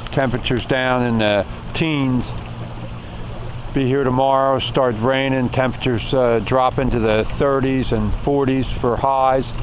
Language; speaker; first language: English; native; English